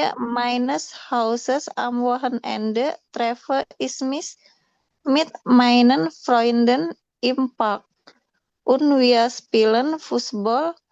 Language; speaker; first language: German; non-native, learner; Indonesian